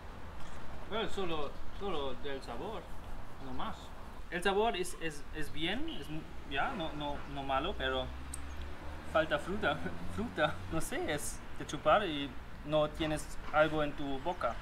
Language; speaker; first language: Spanish; non-native, learner; German